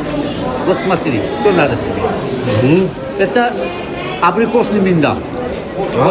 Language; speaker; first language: Russian; non-native, learner; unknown